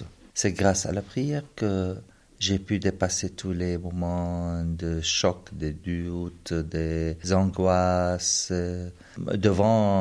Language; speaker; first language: French; non-native, fluent; Arabic